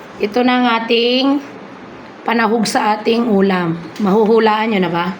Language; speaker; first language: Filipino; non-native, local second language; Cebuano